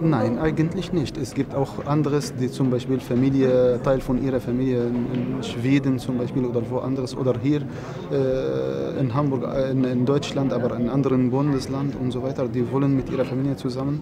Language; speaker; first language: German; non-native, fluent; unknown